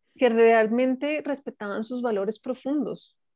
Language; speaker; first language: Spanish; native; Spanish